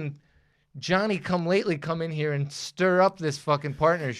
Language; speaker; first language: English; native; English